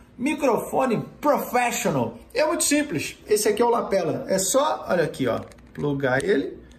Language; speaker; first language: Portuguese; native; Portuguese